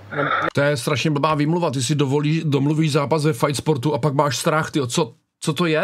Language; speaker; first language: Czech; native; Czech